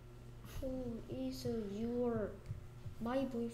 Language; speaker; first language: English; non-native, learner; Korean